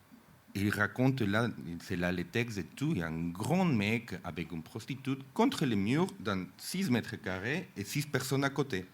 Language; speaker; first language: French; non-native, fluent; Spanish